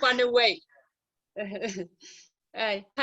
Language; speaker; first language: English; non-native, learner; Chinese